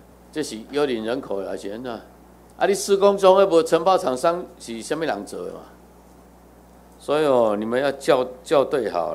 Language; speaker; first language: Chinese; non-native, local second language; Min Nan Chinese